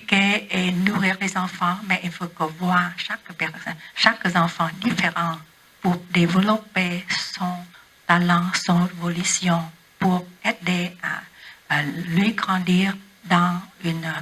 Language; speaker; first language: French; non-native, learner; Vietnamese